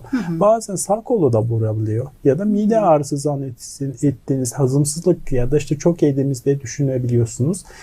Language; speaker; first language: Turkish; non-native, fluent; Mongolian